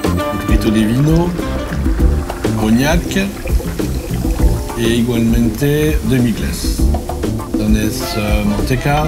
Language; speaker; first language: Spanish; non-native, learner; French